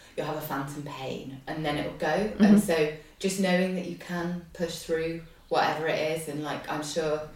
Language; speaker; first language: English; native; English